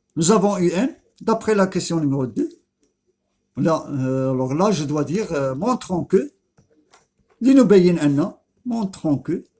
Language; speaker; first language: French; non-native, local second language; Arabic